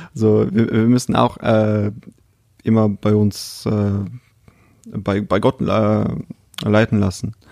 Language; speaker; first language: German; non-native, fluent; Russian